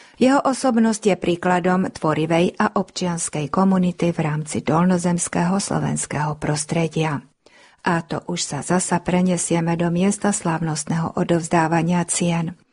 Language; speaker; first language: Slovak; early bilingual, heritage; Slovak